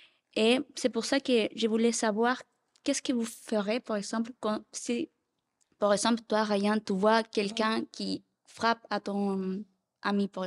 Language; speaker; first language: French; non-native, learner; Spanish